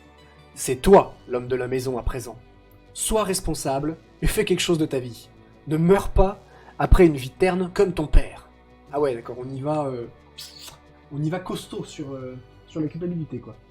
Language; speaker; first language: French; native; French